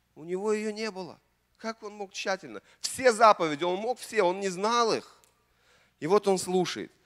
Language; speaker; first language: Russian; native; Russian